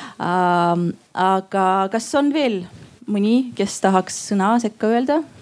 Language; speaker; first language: Estonian; non-native, local second language; Russian